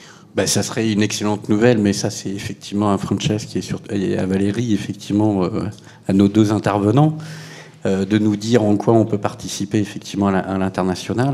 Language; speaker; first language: French; native; French